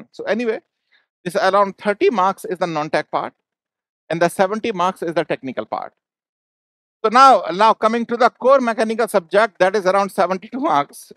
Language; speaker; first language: English; non-native, local second language; Hindi